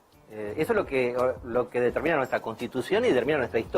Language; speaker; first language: Spanish; native; Spanish